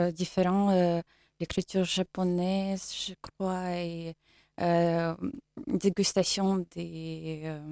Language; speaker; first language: French; non-native, learner; Russian